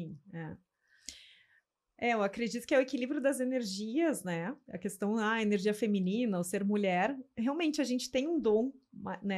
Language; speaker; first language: Portuguese; native; Portuguese